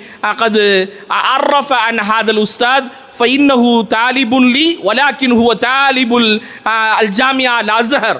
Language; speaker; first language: Arabic; non-native, fluent; Tamil